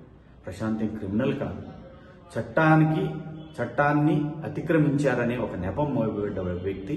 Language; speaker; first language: Telugu; native; Telugu